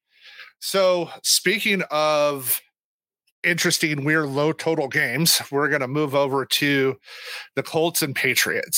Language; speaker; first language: English; native; English